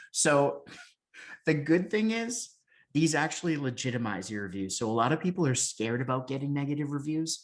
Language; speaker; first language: English; native; English